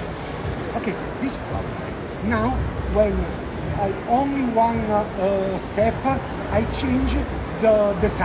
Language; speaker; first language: English; non-native, learner; Italian